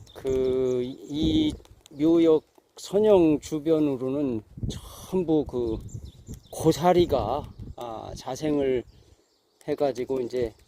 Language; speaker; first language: Korean; native; Korean